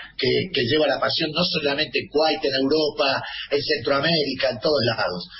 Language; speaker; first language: Spanish; native; Spanish